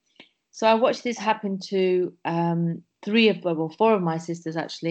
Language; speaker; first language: English; native; English